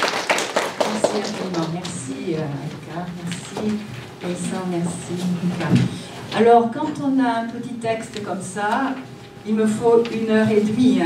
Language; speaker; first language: French; native; French